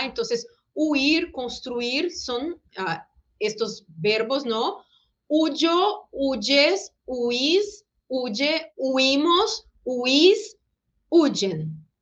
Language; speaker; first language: Spanish; non-native, fluent; Portuguese